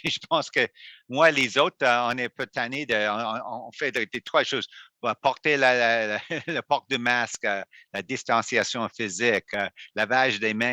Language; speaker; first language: French; non-native, local second language; English